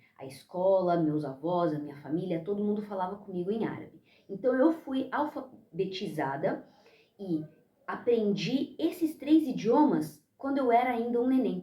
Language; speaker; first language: Portuguese; early bilingual, heritage; Portuguese